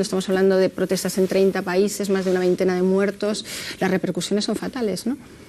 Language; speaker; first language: Spanish; native; Spanish